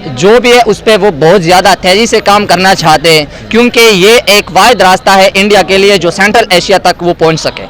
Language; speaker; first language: Hindi; non-native, local second language; Pashto